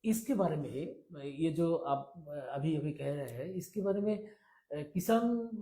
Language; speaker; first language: Hindi; non-native, local second language; Bangla